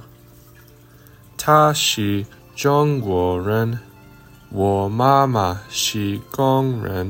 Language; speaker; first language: Chinese; non-native, learner; English